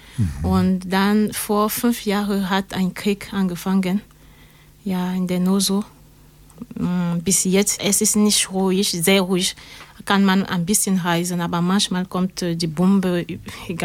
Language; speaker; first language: German; non-native, learner; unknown